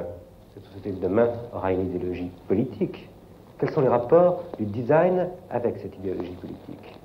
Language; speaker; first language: French; native; French